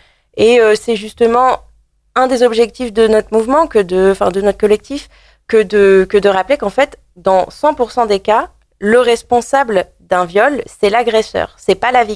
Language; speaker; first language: French; native; French